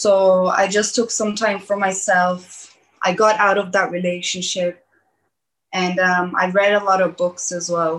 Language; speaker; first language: English; early bilingual, other home language; Portuguese